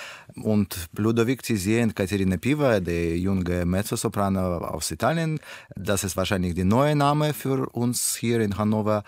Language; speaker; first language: German; non-native, learner; Russian